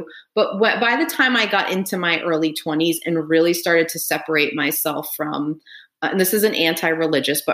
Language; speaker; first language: English; native; English